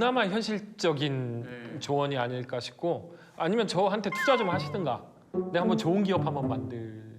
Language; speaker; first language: Korean; native; Korean